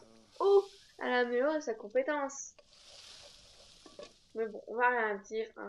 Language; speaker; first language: French; native; French